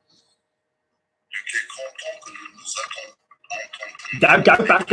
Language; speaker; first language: French; non-native, learner; English